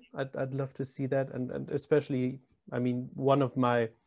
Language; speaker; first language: English; non-native, fluent; German